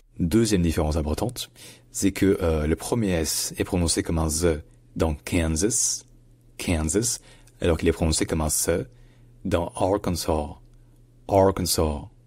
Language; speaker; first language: French; native; French